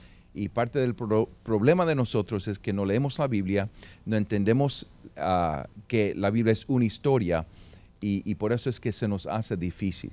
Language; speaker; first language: Spanish; early bilingual, heritage; Spanish